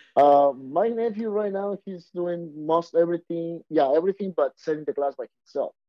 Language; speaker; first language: English; non-native, fluent; Spanish